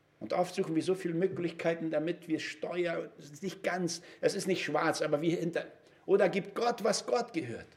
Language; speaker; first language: German; non-native, fluent; Portuguese